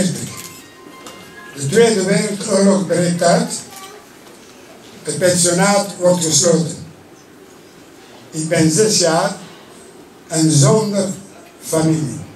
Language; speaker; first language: Dutch; early bilingual, other home language; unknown